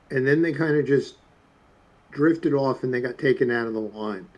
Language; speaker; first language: English; native; English